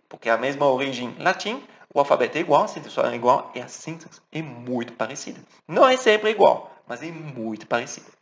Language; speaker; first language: Portuguese; non-native, fluent; French